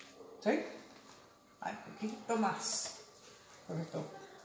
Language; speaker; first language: Spanish; non-native, learner; English